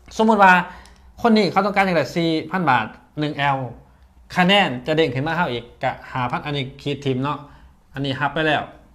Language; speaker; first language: Lao; native; Lao